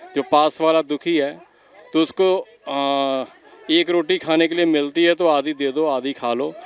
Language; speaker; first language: Hindi; non-native, local second language; Punjabi